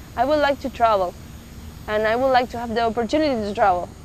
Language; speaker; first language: English; non-native, fluent; Spanish